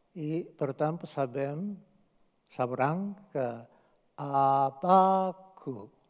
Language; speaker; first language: Catalan; non-native, fluent; Japanese